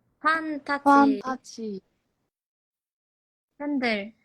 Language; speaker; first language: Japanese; non-native, learner; Korean